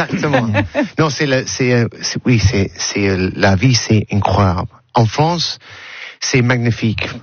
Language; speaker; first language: French; non-native, learner; English